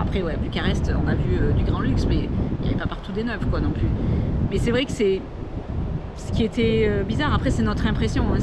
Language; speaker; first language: French; native; French